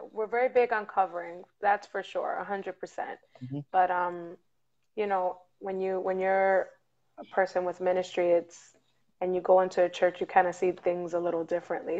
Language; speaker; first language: English; early bilingual, other home language; Spanish